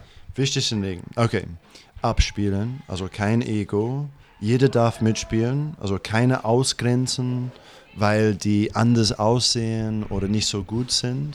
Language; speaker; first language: German; non-native, fluent; English